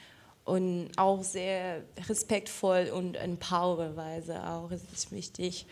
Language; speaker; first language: German; non-native, fluent; Portuguese